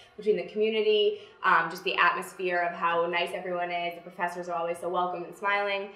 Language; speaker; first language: English; native; English